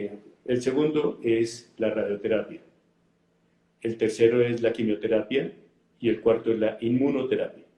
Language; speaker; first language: Spanish; native; Spanish